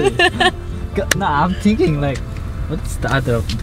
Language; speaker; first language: English; non-native, learner; Javanese